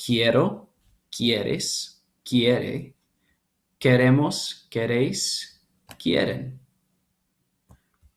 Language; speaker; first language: Spanish; non-native, fluent; English